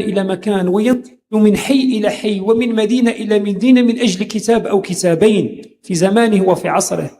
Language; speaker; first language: Arabic; native; Arabic